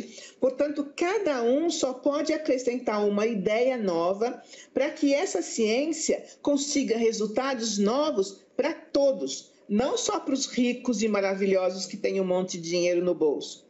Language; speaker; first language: Portuguese; native; Portuguese